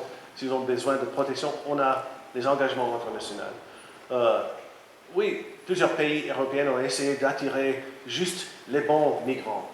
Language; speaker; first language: French; non-native, fluent; Latvian